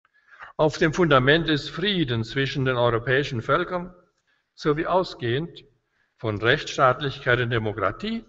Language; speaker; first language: German; native; German